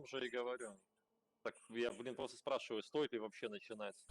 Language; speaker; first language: Russian; native; Russian